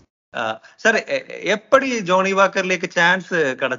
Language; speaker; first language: Tamil; non-native, local second language; Malayalam